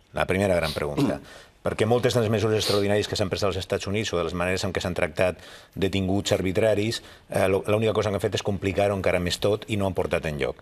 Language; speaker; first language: Catalan; native; Catalan